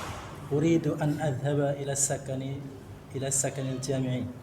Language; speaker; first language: Arabic; non-native, learner; Indonesian